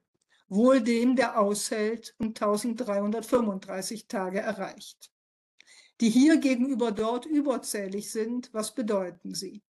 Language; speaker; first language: German; native; German